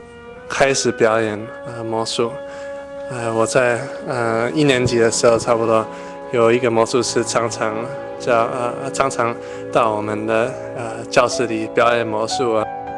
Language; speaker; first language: Chinese; early bilingual, heritage; Chinese